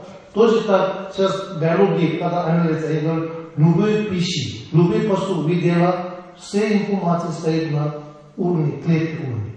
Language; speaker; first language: Russian; non-native, learner; Tibetan